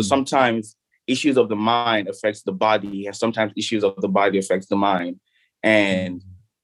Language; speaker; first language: English; non-native, local second language; Yoruba